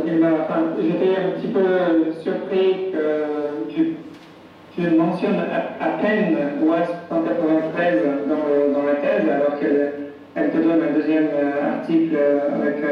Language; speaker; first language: French; native; French